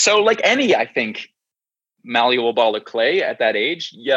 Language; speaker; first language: English; native; English